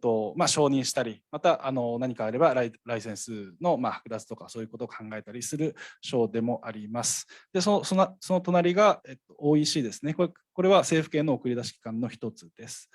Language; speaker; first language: Japanese; native; Japanese